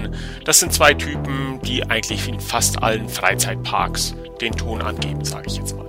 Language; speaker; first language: German; native; German